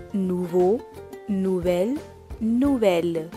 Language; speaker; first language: French; non-native, fluent; Hindi